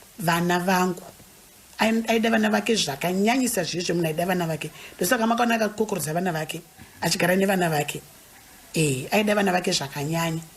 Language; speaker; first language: Shona; native; Shona